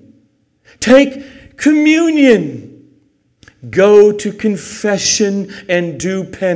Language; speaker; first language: English; native; English